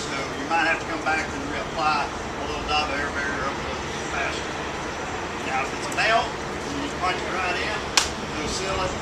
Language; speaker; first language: English; native; English